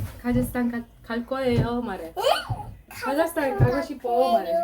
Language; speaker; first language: Korean; non-native, fluent; Kazakh